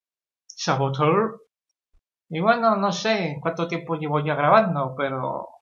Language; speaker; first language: Spanish; native; Spanish